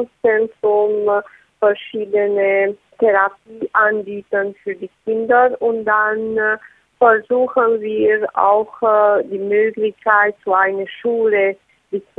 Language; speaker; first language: German; non-native, fluent; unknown